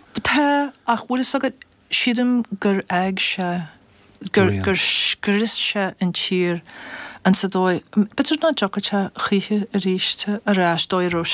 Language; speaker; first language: Irish; non-native, fluent; English